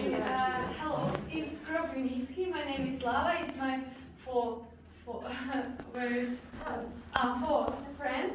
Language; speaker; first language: English; non-native, learner; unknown